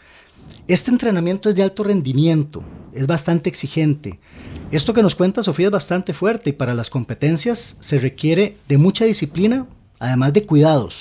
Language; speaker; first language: Spanish; native; Spanish